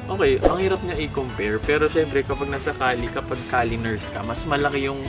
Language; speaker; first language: Filipino; native; Filipino